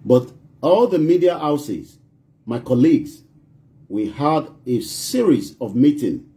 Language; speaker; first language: English; non-native, local second language; Yoruba